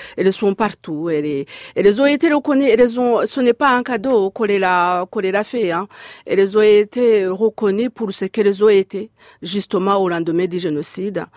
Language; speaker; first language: French; non-native, local second language; Kinyarwanda